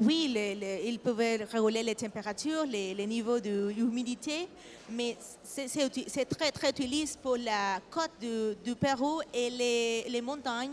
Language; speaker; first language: French; non-native, learner; Spanish